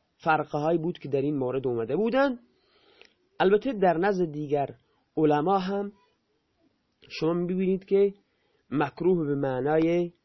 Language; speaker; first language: Persian; non-native, local second language; Baluchi